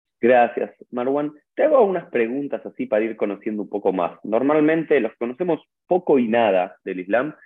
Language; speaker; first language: Spanish; native; Spanish